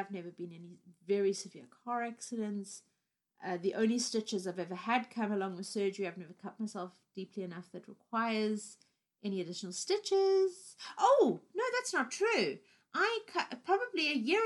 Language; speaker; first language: English; native; English